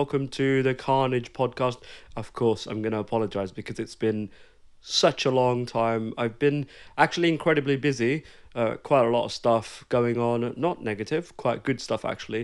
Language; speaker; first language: English; early bilingual, other home language; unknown